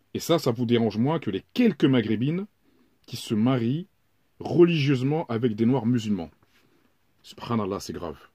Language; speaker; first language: French; native; French